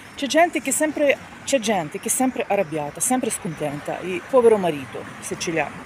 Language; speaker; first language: Italian; non-native, learner; Ukrainian